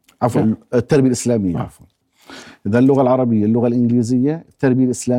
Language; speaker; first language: Arabic; native; Arabic